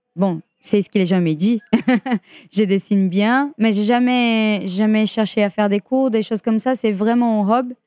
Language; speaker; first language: French; non-native, fluent; Portuguese